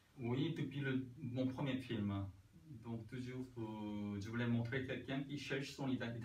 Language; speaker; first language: French; non-native, learner; Korean